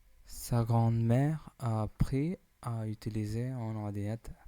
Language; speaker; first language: French; non-native, learner; English